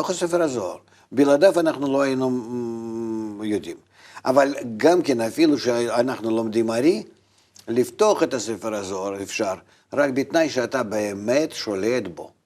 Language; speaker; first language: Hebrew; non-native, fluent; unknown